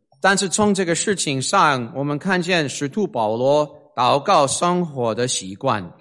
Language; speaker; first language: Chinese; non-native, fluent; English